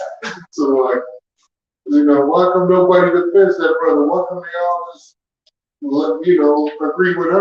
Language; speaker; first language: English; native; English